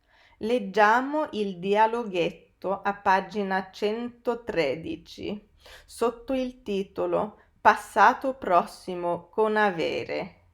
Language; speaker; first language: Italian; non-native, fluent; English